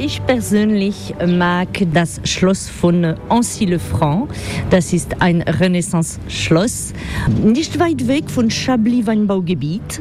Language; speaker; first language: German; non-native, learner; French